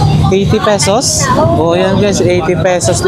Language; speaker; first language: Filipino; native; Filipino